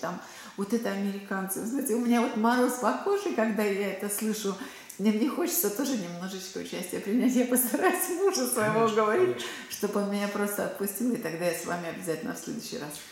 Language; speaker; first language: Russian; native; Russian